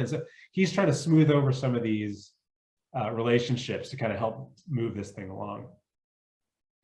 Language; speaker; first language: English; native; English